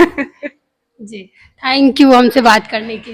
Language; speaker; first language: Hindi; native; Hindi